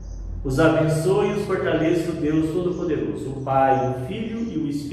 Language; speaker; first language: Portuguese; native; Portuguese